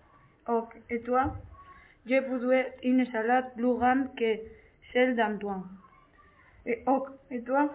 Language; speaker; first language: French; non-native, learner; Spanish